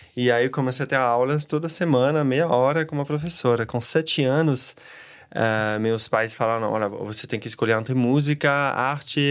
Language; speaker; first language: Portuguese; non-native, fluent; French